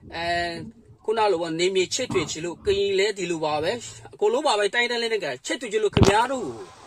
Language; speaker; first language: Burmese; non-native, local second language; Kachin